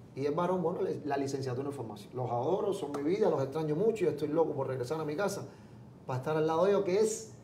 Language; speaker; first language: Spanish; native; Spanish